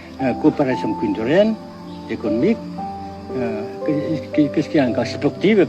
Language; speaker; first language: French; non-native, local second language; Vietnamese